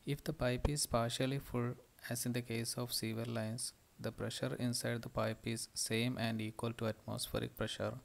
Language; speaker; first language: English; non-native, local second language; Malayalam